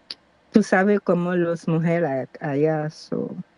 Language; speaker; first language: Spanish; non-native, learner; Haitian Creole